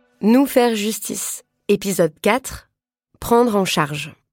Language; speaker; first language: French; native; French